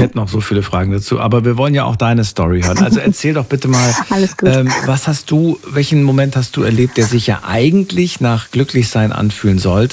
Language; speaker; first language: German; native; German